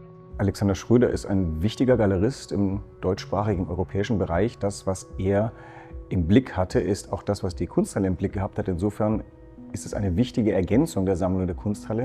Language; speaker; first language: German; native; German